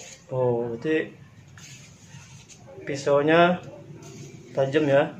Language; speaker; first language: Indonesian; native; Indonesian